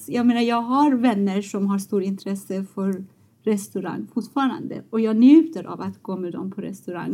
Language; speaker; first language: Swedish; non-native, fluent; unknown